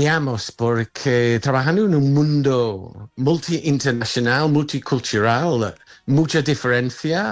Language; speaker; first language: Spanish; non-native, fluent; English